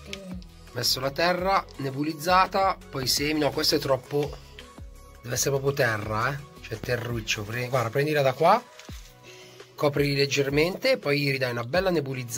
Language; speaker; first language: Italian; native; Italian